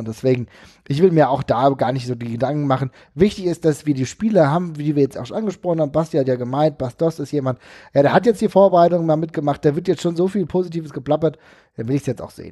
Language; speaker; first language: German; native; German